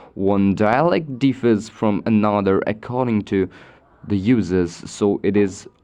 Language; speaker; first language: English; non-native, local second language; Nepali